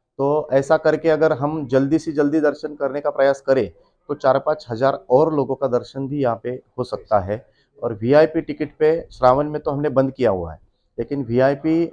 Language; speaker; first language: Hindi; non-native, local second language; Marathi